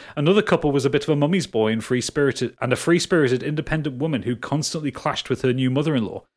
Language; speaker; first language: English; native; English